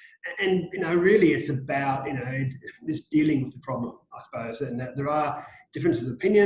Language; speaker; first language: English; native; English